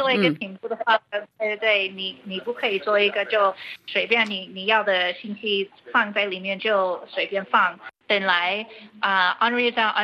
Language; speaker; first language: Chinese; early bilingual, heritage; Chinese